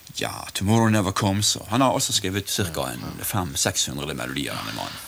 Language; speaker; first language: Norwegian; native; Norwegian